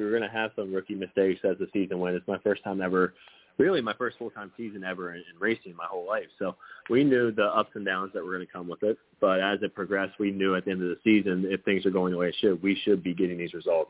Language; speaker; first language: English; native; English